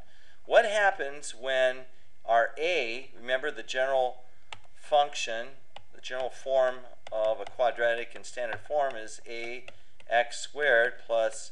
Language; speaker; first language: English; native; English